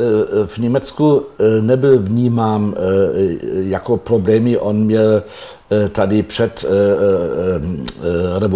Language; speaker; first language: Czech; non-native, fluent; German